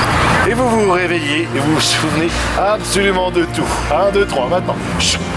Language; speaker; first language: French; native; French